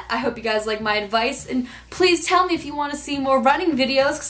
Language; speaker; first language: English; native; English